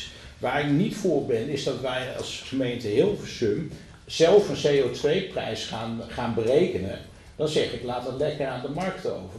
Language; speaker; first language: Dutch; native; Dutch